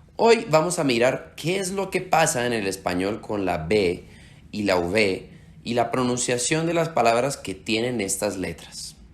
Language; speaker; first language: Spanish; early bilingual, heritage; Slovak